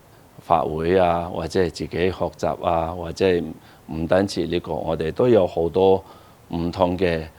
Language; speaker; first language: Cantonese; non-native, fluent; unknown